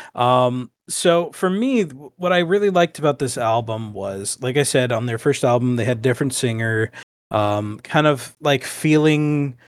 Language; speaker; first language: English; native; English